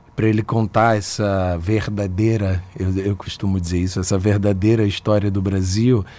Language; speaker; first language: Portuguese; native; Portuguese